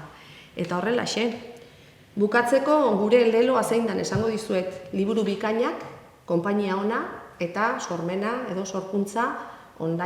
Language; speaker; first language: Basque; native; Basque